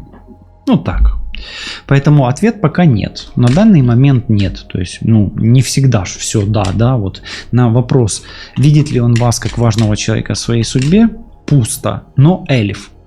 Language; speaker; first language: Russian; native; Russian